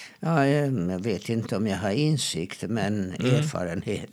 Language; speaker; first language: Swedish; non-native, fluent; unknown